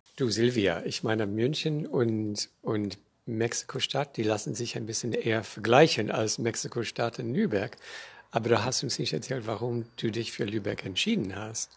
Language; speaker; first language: German; non-native, fluent; English